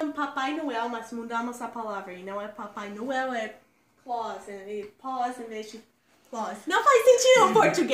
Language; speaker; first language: Portuguese; non-native, fluent; English